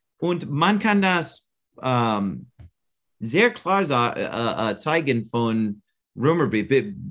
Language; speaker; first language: German; non-native, learner; English